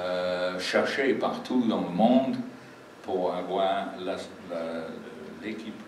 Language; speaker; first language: French; non-native, fluent; English